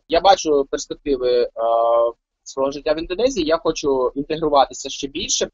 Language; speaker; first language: Ukrainian; native; Ukrainian